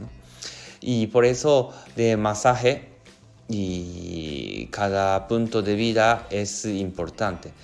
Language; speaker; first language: Spanish; non-native, learner; Japanese